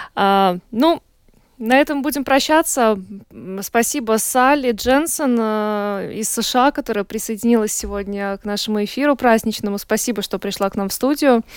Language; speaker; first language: Russian; native; Russian